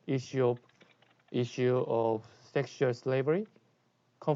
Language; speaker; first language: English; non-native, learner; Korean